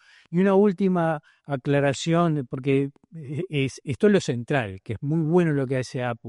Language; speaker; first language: Spanish; native; Spanish